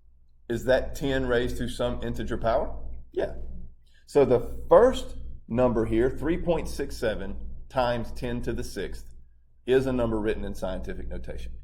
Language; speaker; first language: English; native; English